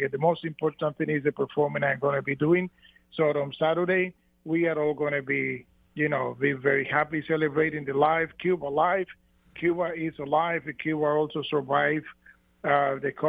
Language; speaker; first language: English; non-native, fluent; Spanish